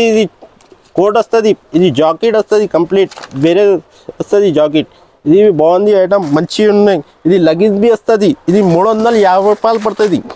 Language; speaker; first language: Telugu; non-native, local second language; Urdu